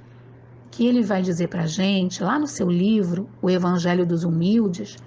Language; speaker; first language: Portuguese; native; Portuguese